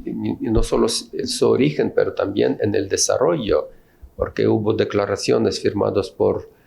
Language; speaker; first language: Spanish; non-native, fluent; Russian